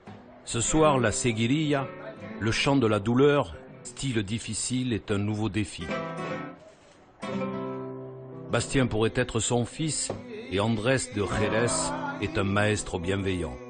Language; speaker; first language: French; native; French